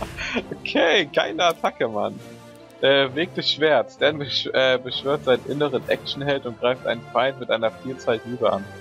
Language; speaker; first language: German; native; German